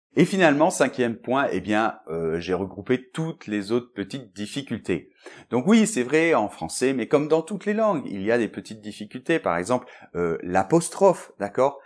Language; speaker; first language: French; native; French